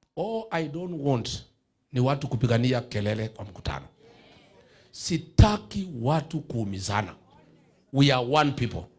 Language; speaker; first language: Swahili; non-native, local second language; Kikuyu